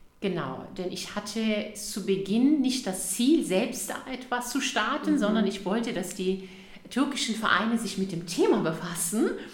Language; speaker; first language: German; early bilingual, other home language; Turkish